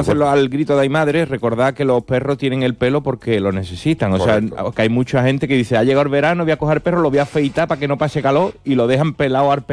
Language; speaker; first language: Spanish; native; Spanish